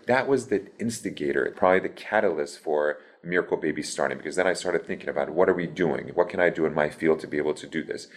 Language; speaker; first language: English; early bilingual, other home language; Persian